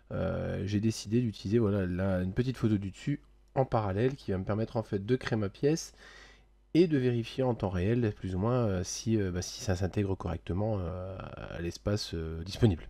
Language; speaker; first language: French; native; French